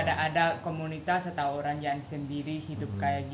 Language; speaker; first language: Indonesian; non-native, fluent; Spanish